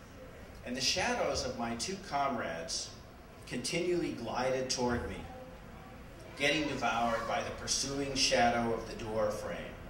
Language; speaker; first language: English; native; English